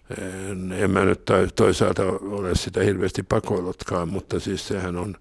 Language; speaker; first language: Finnish; non-native, local second language; Swedish